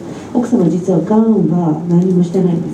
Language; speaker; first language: Japanese; native; Japanese